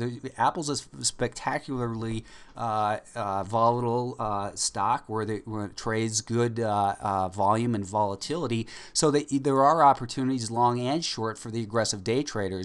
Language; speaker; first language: English; native; English